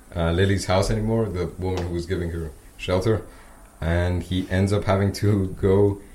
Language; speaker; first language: English; non-native, fluent; Persian